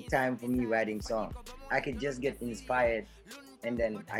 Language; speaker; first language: English; non-native, local second language; Mandingo